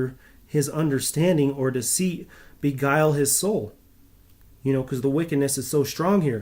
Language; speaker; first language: English; native; English